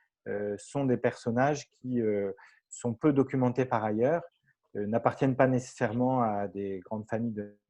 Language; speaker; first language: French; native; French